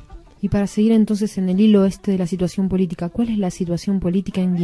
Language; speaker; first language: Spanish; native; Spanish